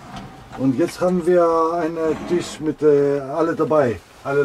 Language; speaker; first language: German; non-native, learner; Greek